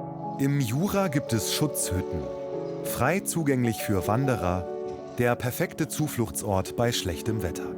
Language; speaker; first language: German; native; German